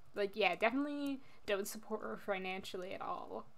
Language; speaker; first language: English; native; English